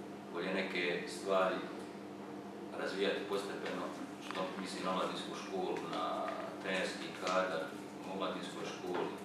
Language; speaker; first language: Croatian; native; Croatian